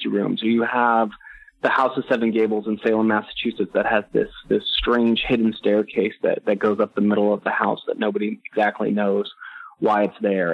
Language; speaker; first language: English; native; English